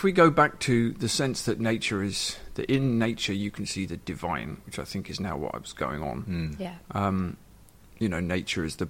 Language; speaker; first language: English; native; English